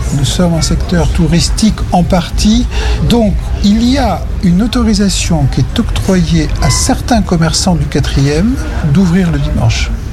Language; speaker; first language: French; native; French